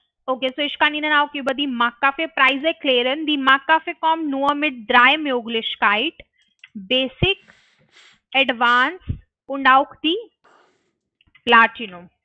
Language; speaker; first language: German; non-native, learner; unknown